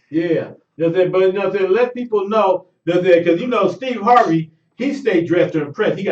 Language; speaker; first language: English; native; English